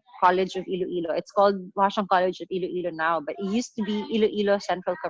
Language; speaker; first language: English; non-native, local second language; Hiligaynon